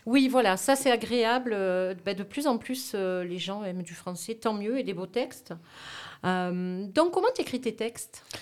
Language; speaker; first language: French; native; French